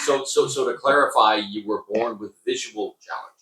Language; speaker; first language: English; native; English